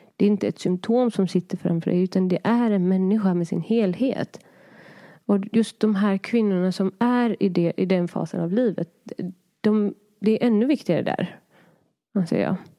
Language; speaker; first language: Swedish; early bilingual, other home language; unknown